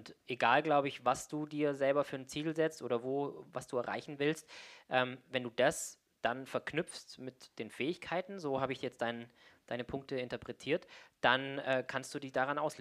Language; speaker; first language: German; native; German